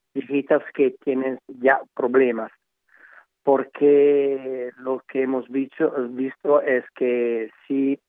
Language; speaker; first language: Spanish; non-native, learner; Italian